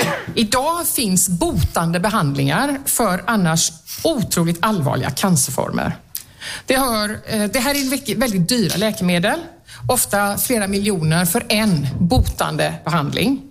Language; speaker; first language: Swedish; native; Swedish